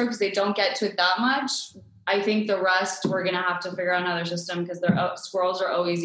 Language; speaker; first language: English; non-native, fluent; French